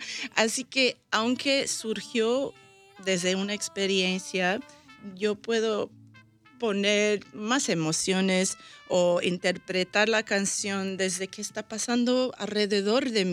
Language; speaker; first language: Spanish; early bilingual, heritage; Spanish